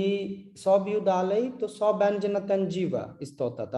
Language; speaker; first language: Polish; non-native, learner; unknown